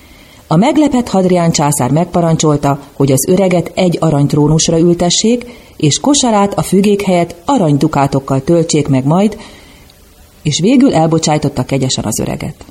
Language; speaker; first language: Hungarian; native; Hungarian